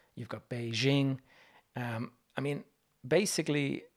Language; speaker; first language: English; native; English